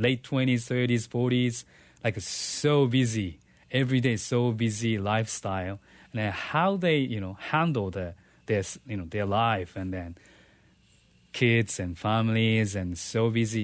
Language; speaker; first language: English; non-native, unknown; Japanese